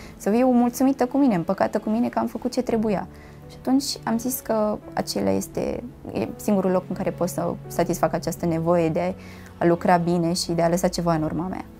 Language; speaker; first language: Romanian; native; Romanian